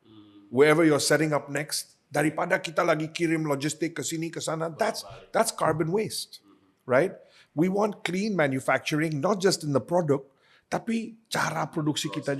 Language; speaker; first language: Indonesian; non-native, fluent; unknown